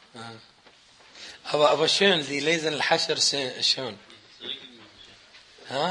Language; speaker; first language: German; non-native, fluent; Arabic